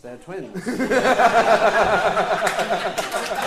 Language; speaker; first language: English; non-native, local second language; Estonian